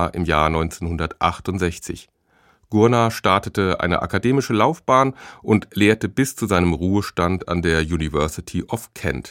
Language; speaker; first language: German; native; German